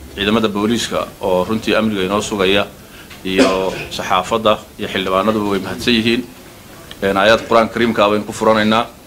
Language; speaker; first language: Somali; native; Somali